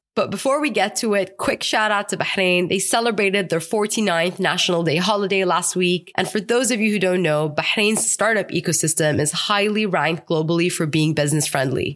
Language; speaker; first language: English; non-native, fluent; Arabic